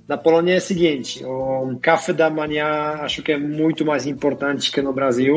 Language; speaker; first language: Portuguese; non-native, fluent; Polish